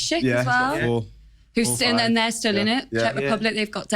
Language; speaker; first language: English; native; English